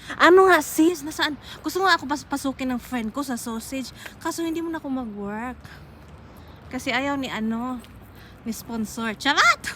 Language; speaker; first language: Filipino; non-native, local second language; Waray